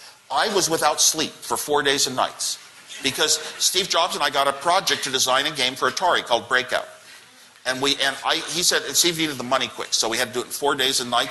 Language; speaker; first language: English; native; English